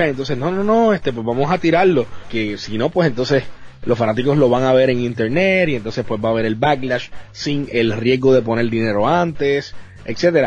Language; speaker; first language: Spanish; native; Spanish